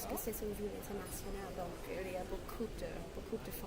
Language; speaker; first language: French; non-native, learner; English